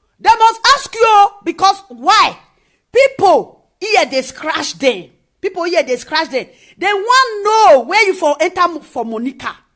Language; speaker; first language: Nigerian Pidgin; non-native, local second language; Esan